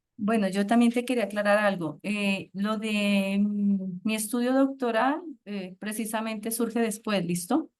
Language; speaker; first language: Spanish; native; Spanish